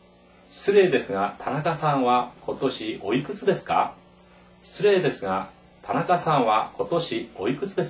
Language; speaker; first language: Japanese; non-native, fluent; Korean